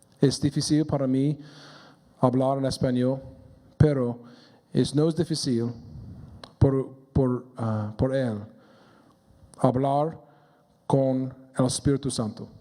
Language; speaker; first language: Spanish; non-native, learner; English